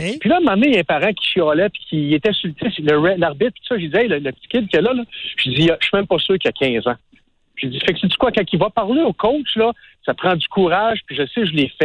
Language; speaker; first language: French; native; French